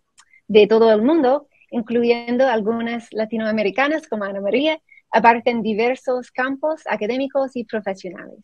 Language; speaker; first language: Spanish; non-native, fluent; English